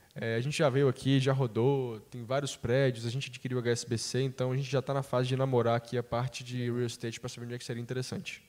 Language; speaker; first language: Portuguese; native; Portuguese